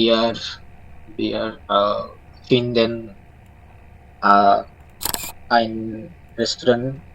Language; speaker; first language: German; non-native, learner; Bangla